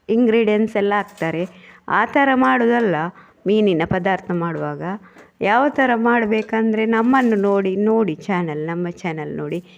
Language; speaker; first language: Kannada; non-native, local second language; Tulu